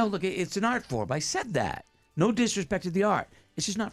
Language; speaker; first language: English; native; English